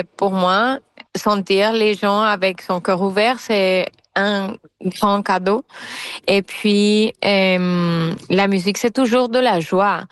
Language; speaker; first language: French; non-native, fluent; Spanish